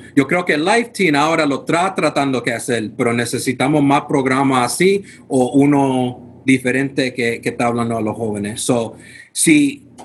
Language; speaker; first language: Spanish; non-native, fluent; English